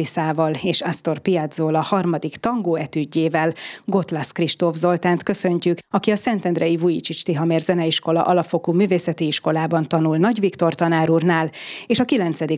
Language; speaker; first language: Hungarian; native; Hungarian